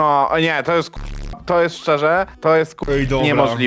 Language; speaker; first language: Polish; native; Polish